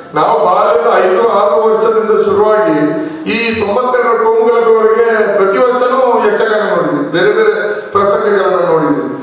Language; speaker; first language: Kannada; non-native, local second language; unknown